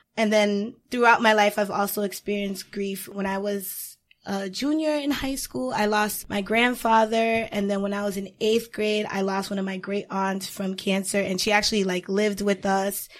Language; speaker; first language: English; native; English